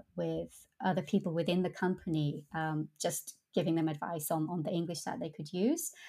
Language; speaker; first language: English; native; English